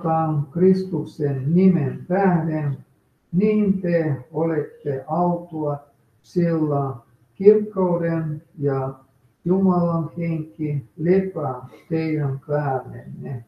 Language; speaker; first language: Finnish; non-native, fluent; Russian